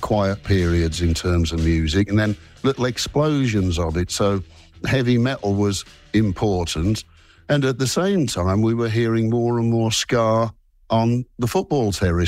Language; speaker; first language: English; native; English